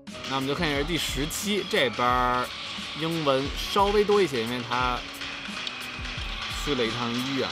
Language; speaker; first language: Chinese; non-native, fluent; English